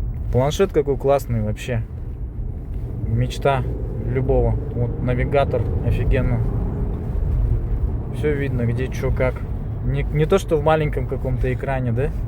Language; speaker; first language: Russian; native; Russian